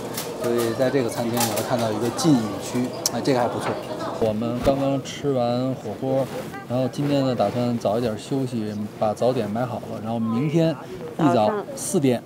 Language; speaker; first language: Chinese; native; Chinese